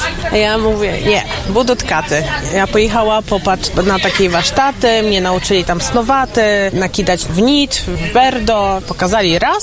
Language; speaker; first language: Polish; non-native, local second language; Ukrainian